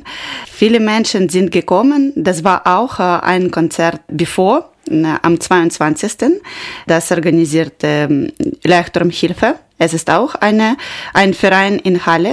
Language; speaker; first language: German; non-native, learner; Ukrainian